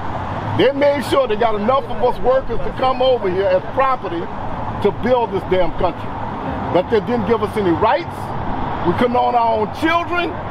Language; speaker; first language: English; native; English